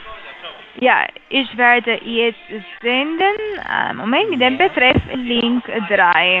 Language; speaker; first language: German; non-native, learner; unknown